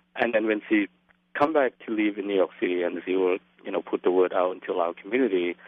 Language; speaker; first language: English; non-native, fluent; Lao